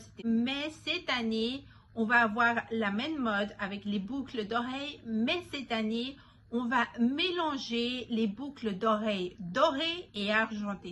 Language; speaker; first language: French; non-native, fluent; Spanish